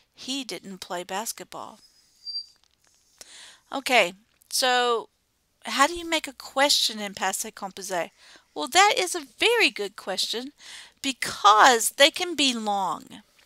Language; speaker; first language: English; native; English